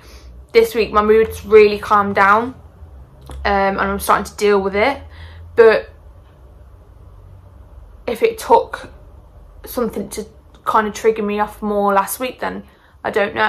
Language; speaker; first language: English; native; English